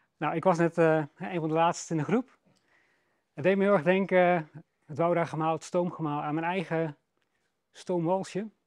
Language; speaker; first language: Dutch; native; Dutch